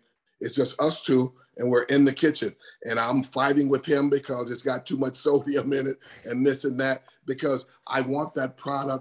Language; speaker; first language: English; native; English